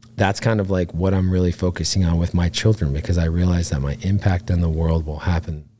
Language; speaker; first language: English; native; English